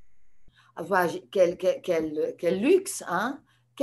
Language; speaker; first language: French; non-native, fluent; English